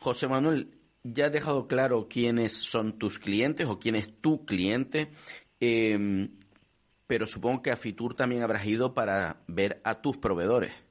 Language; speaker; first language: Spanish; native; Spanish